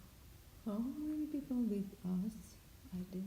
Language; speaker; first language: English; non-native, learner; Russian